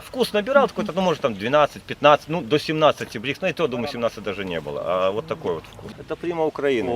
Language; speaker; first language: Russian; native; Russian